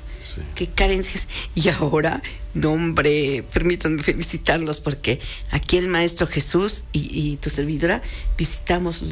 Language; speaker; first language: Spanish; native; Spanish